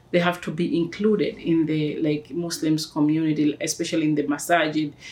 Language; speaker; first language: English; non-native, local second language; Swahili